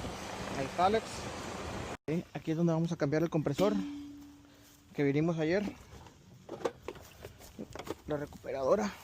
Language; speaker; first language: Spanish; native; Spanish